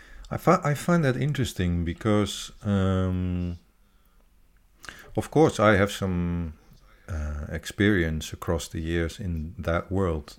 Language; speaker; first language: English; non-native, fluent; Dutch